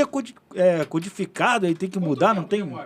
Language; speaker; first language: Portuguese; native; Portuguese